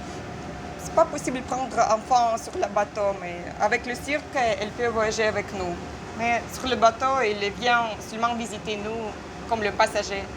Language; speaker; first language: French; non-native, learner; Russian